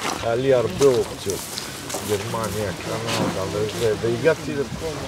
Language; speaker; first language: Hebrew; non-native, learner; Romanian